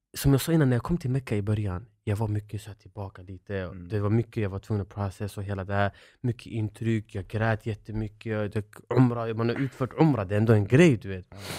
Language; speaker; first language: Swedish; early bilingual, other home language; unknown